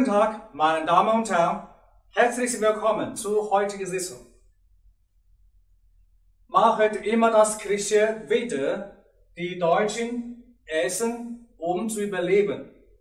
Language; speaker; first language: German; non-native, learner; Chinese